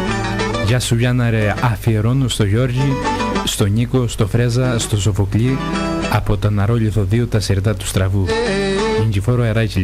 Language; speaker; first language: Greek; native; Greek